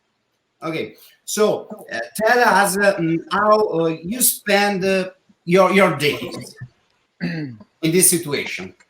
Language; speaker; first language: English; non-native, learner; Italian